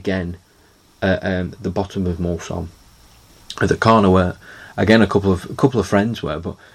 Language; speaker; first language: English; native; English